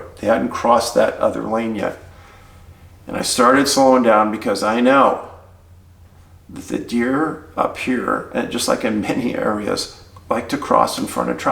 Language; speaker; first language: English; native; English